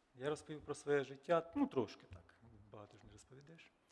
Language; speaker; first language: Ukrainian; native; Ukrainian